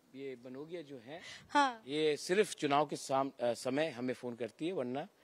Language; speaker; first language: Hindi; non-native, local second language; Kok Borok